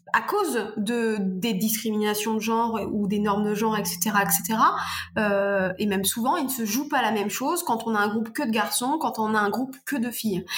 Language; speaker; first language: French; native; French